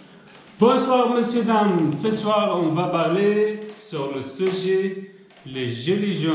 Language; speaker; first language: French; non-native, learner; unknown